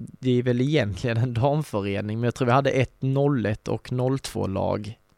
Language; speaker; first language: Swedish; native; Swedish